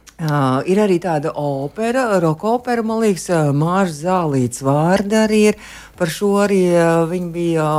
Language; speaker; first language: Latvian; native; Latvian